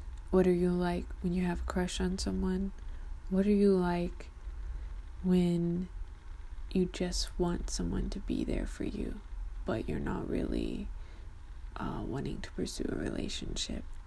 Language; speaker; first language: English; early bilingual, other home language; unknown